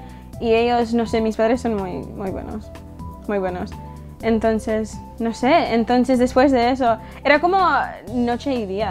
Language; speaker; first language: Spanish; early bilingual, heritage; English